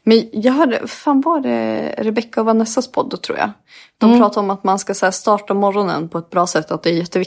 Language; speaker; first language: Swedish; native; Swedish